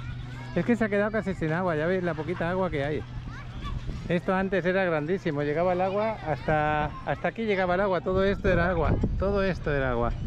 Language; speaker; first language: Spanish; native; Spanish